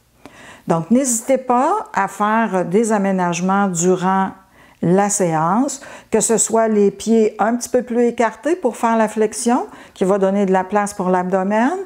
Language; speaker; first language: French; native; French